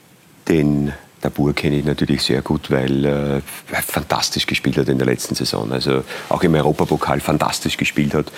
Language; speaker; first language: German; native; German